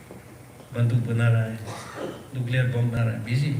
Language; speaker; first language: Hindi; early bilingual, other home language; Tibetan